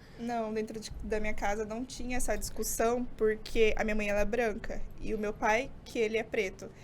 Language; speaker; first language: Portuguese; native; Portuguese